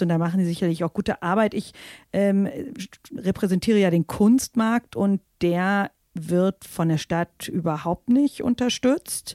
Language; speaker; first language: German; native; German